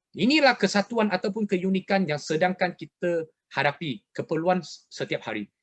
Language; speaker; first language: Malay; non-native, local second language; Chinese